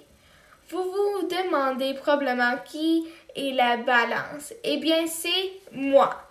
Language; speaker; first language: French; non-native, learner; English